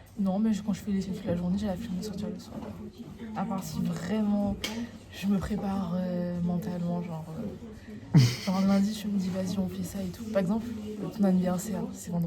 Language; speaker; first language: French; native; French